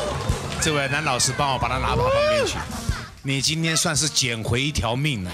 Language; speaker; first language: Chinese; native; Chinese